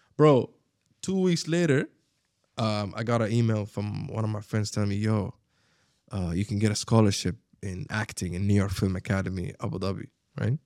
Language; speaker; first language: English; non-native, fluent; Arabic